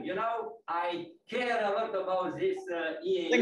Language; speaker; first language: English; non-native, fluent; Romanian